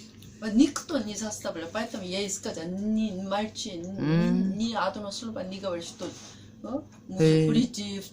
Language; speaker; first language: Russian; non-native, learner; Korean